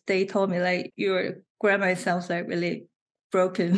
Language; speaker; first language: English; non-native, fluent; Korean